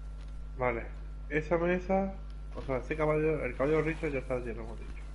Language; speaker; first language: Spanish; native; Spanish